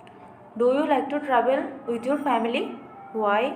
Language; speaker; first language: English; non-native, fluent; Bangla